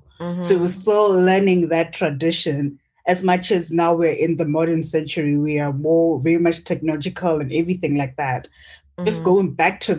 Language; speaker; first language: English; non-native, local second language; Northern Sotho